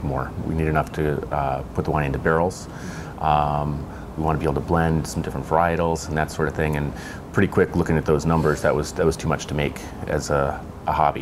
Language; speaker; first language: English; native; English